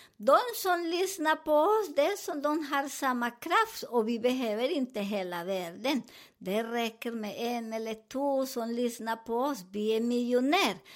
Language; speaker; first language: Swedish; non-native, learner; Spanish